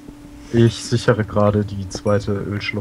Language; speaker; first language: German; native; German